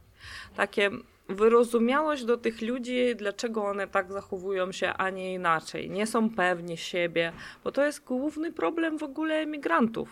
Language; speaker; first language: Polish; non-native, fluent; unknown